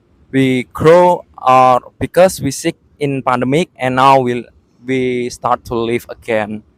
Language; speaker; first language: English; non-native, learner; Indonesian